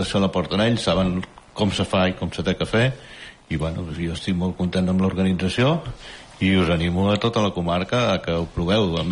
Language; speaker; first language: Catalan; native; Catalan